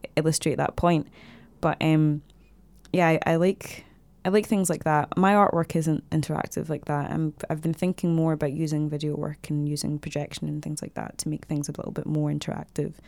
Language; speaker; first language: English; native; English